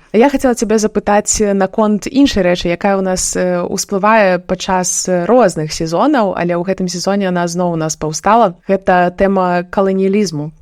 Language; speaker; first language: Belarusian; non-native, local second language; Russian